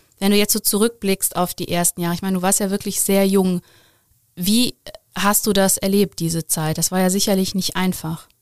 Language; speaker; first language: German; native; German